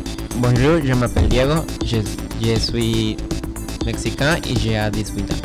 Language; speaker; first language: French; non-native, learner; Spanish